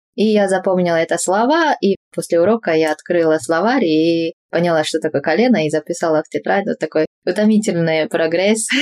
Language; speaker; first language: Russian; non-native, fluent; Japanese